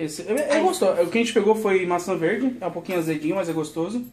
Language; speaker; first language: Portuguese; native; Portuguese